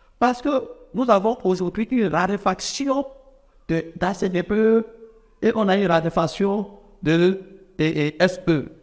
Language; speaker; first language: French; non-native, local second language; Fon